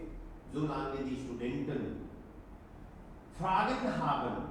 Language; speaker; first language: German; non-native, fluent; Hindi